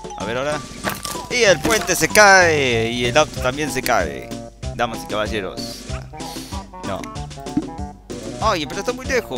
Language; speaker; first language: Spanish; native; Spanish